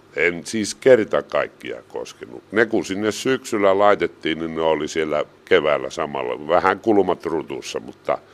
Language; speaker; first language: Finnish; native; Finnish